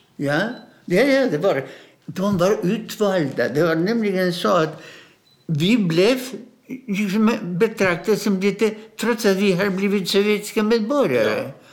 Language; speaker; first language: Swedish; non-native, fluent; Russian